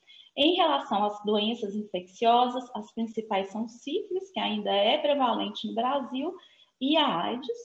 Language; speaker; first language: Portuguese; native; Portuguese